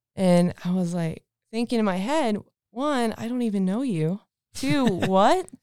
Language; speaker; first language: English; native; English